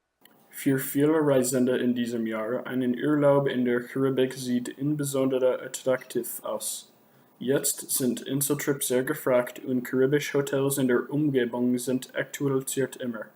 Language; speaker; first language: German; non-native, learner; English